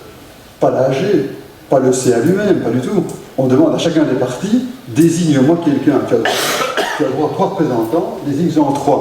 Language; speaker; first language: French; native; French